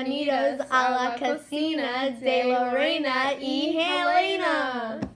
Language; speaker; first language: Spanish; non-native, learner; English